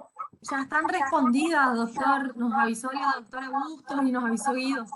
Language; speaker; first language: Spanish; native; Spanish